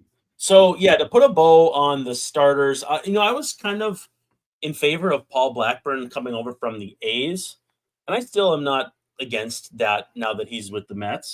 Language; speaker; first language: English; native; English